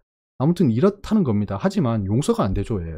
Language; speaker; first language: Korean; native; Korean